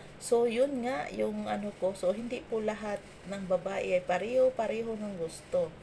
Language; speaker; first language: Filipino; non-native, local second language; Cebuano